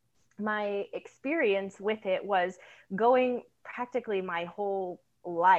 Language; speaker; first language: English; native; English